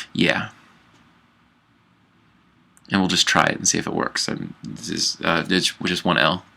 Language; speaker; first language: English; native; English